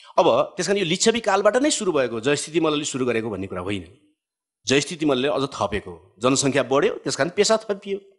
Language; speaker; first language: Nepali; native; Nepali